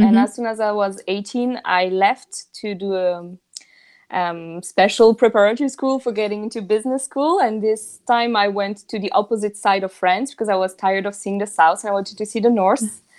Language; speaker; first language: English; non-native, fluent; French